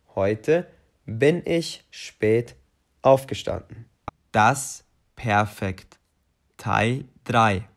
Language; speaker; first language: German; non-native, fluent; Albanian